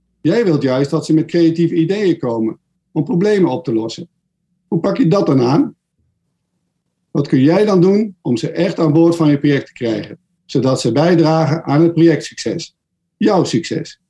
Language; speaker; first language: Dutch; native; Dutch